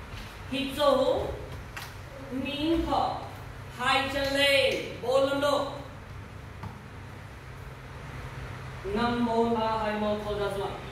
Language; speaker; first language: Vietnamese; non-native, learner; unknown